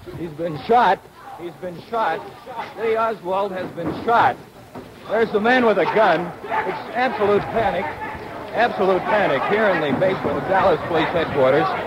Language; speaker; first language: English; native; English